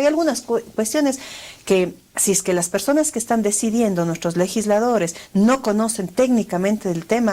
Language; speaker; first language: Spanish; native; Spanish